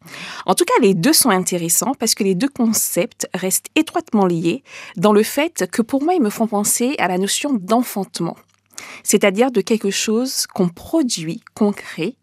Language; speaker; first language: French; native; French